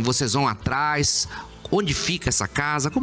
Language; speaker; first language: Portuguese; native; Portuguese